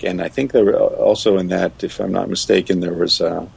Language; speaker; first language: English; native; English